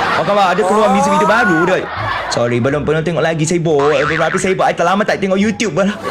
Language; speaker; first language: Malay; non-native, local second language; Chinese